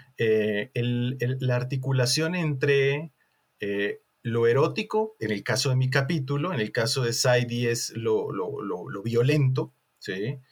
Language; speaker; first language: Spanish; native; Spanish